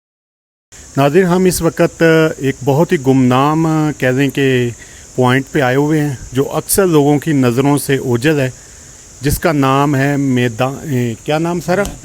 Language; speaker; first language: Hindi; non-native, local second language; Punjabi